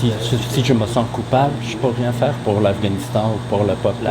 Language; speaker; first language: French; non-native, fluent; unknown